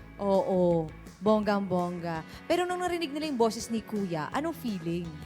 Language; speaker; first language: Filipino; native; Filipino